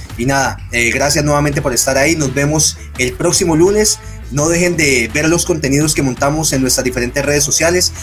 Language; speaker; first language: Spanish; native; Spanish